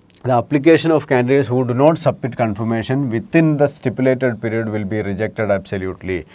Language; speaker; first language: English; non-native, local second language; Malayalam